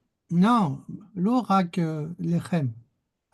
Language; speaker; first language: Hebrew; non-native, learner; French